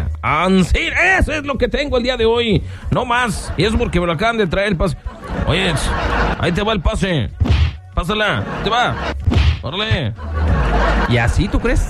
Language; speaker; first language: Spanish; native; Spanish